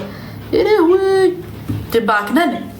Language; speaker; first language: Arabic; native; Arabic